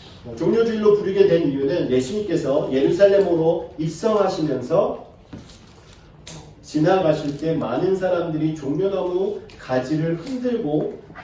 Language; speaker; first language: Korean; native; Korean